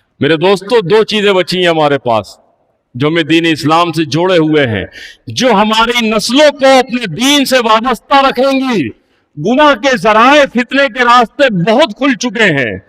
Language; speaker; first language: Urdu; native; Urdu